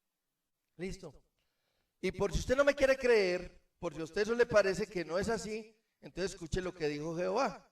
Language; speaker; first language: Spanish; native; Spanish